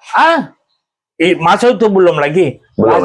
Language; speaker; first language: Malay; non-native, local second language; Tamil